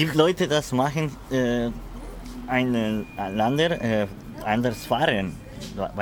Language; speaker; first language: German; non-native, learner; Spanish